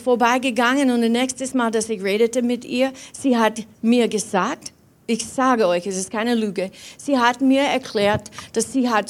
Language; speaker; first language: German; non-native, fluent; English